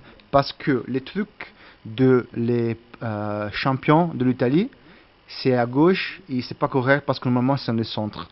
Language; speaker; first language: French; non-native, learner; Italian